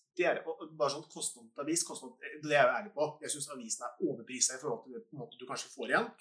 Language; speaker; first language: Norwegian; native; Norwegian